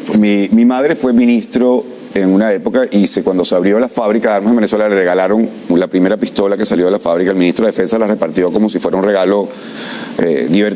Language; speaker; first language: Spanish; native; Spanish